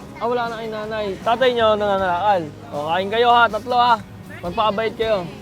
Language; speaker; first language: Filipino; native; Filipino